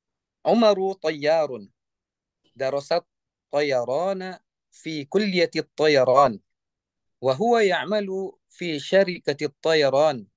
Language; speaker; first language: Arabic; non-native, learner; Indonesian